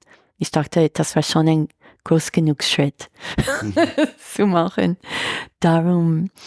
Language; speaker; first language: German; non-native, fluent; English